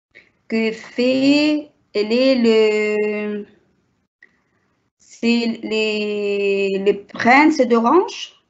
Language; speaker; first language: French; non-native, learner; Arabic